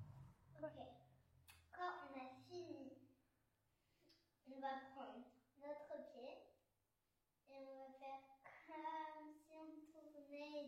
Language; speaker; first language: French; early bilingual, other home language; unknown